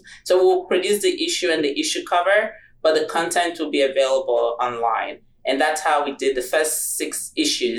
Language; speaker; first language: English; non-native, local second language; Igbo